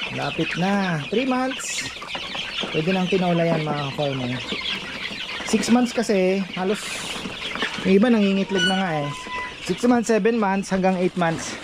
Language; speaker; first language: Filipino; native; Filipino